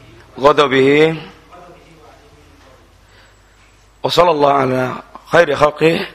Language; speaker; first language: Arabic; non-native, fluent; Indonesian